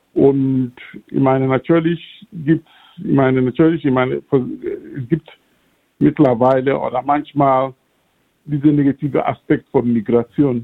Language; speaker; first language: German; non-native, fluent; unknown